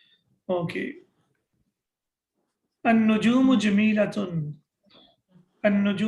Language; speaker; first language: Arabic; non-native, fluent; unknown